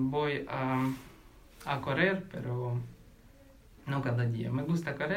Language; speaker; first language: Spanish; non-native, learner; Ukrainian